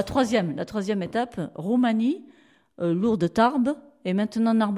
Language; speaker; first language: French; native; French